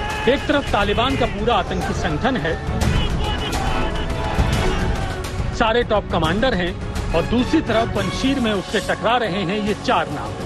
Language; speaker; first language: Hindi; native; Hindi